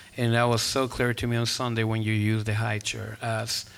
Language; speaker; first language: English; non-native, fluent; Spanish